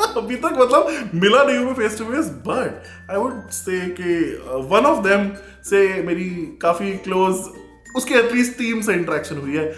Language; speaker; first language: Hindi; native; Hindi